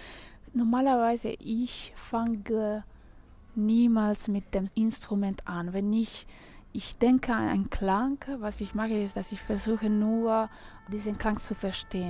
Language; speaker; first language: German; non-native, fluent; Italian